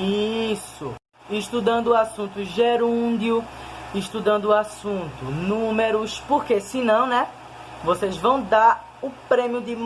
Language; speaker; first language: Portuguese; native; Portuguese